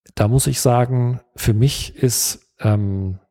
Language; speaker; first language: German; native; German